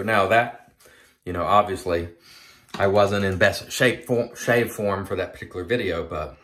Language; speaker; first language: English; native; English